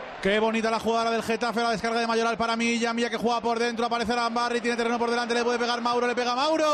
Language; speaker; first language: Spanish; native; Spanish